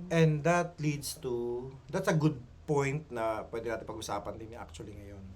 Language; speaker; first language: Filipino; native; Filipino